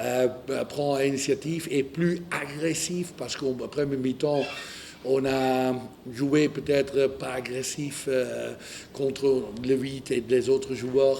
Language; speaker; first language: French; non-native, learner; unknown